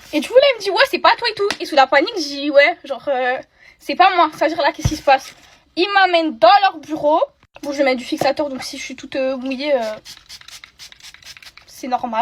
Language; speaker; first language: French; native; French